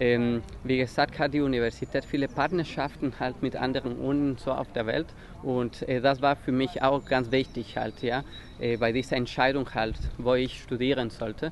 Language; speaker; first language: German; non-native, fluent; Spanish